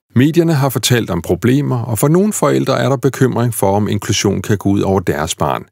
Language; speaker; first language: Danish; native; Danish